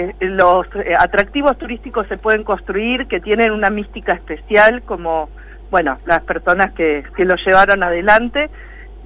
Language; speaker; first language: Spanish; native; Spanish